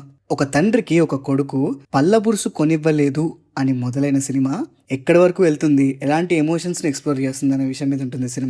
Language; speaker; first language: Telugu; native; Telugu